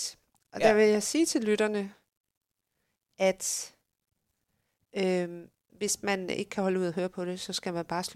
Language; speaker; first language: Danish; native; Danish